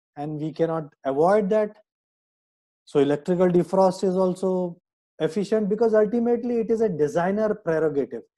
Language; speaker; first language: English; non-native, local second language; Hindi